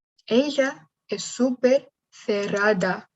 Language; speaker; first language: Spanish; non-native, learner; English